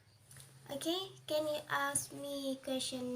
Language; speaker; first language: English; non-native, learner; Indonesian